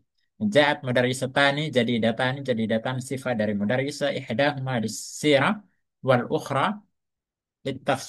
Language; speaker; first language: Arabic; non-native, fluent; Indonesian